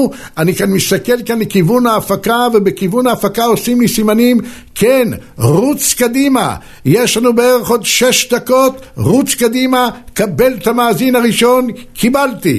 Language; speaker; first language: Hebrew; native; Hebrew